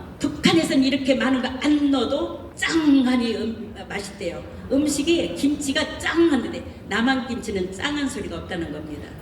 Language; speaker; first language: Korean; native; Korean